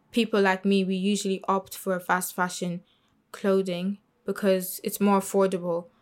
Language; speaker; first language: English; native; English